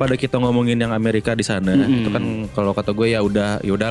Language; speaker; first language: Indonesian; native; Indonesian